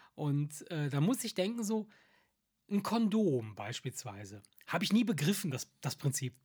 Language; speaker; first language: German; early bilingual, other home language; Italian